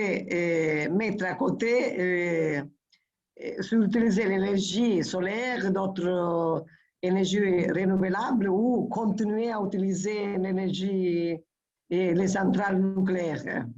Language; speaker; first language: French; non-native, fluent; Italian